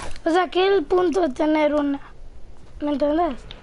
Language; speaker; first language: Spanish; early bilingual, heritage; Spanish